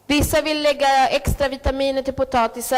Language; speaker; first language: Swedish; early bilingual, other home language; Spanish